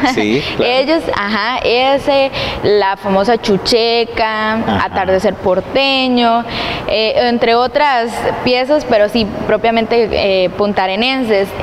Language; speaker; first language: Spanish; native; Spanish